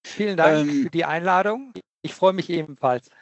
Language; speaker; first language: German; native; German